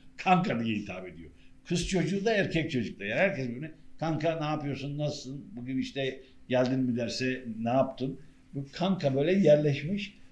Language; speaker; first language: Turkish; native; Turkish